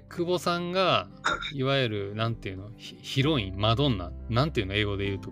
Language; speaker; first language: Japanese; native; Japanese